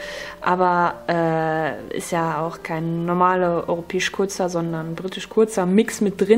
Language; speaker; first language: German; native; German